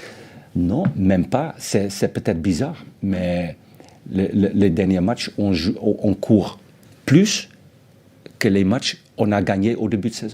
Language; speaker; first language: French; non-native, fluent; Dutch